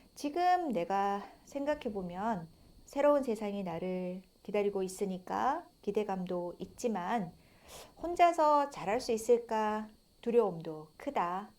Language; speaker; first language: Korean; native; Korean